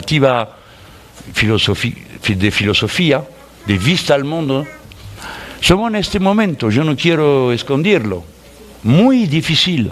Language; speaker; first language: Spanish; non-native, fluent; French